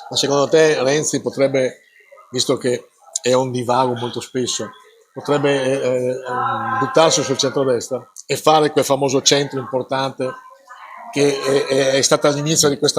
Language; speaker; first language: Italian; native; Italian